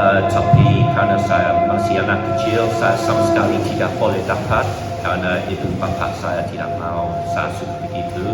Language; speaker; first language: Indonesian; non-native, learner; English